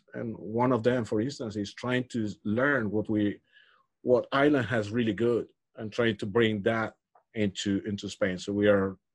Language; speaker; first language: English; non-native, fluent; Spanish